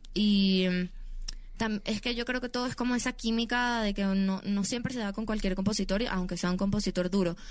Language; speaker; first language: Spanish; native; Spanish